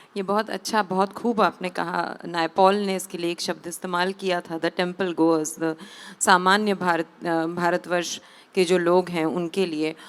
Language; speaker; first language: Hindi; native; Hindi